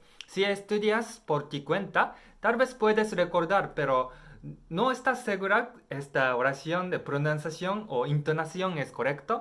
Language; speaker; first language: Spanish; non-native, learner; Japanese